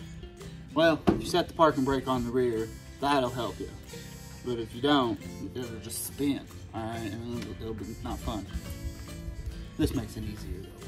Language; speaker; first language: English; native; English